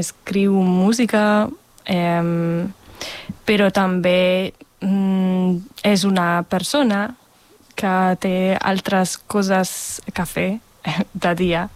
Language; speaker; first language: Catalan; non-native, fluent; German